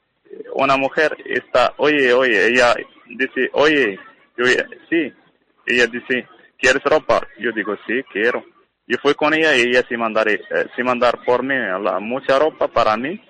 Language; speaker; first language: Spanish; non-native, learner; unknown